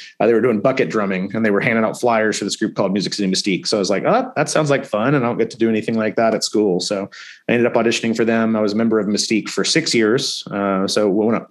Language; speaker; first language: English; native; English